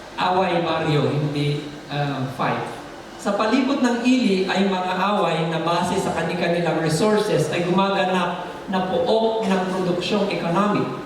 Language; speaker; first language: Filipino; non-native, local second language; Iloko